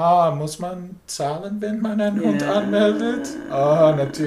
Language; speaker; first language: German; non-native, learner; English